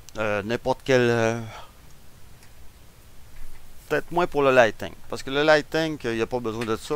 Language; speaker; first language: French; native; French